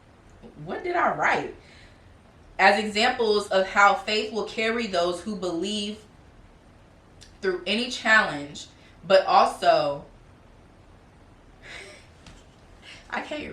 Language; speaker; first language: English; native; English